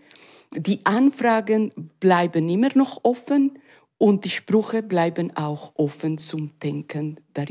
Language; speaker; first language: German; non-native, learner; Spanish